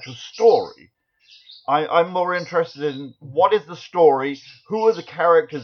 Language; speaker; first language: English; native; English